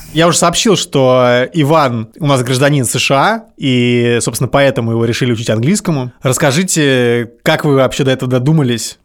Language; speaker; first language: Russian; native; Russian